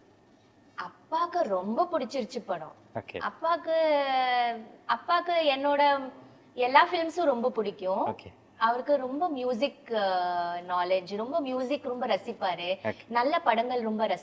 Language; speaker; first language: Tamil; non-native, fluent; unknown